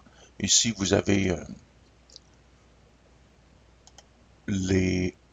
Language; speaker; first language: French; native; French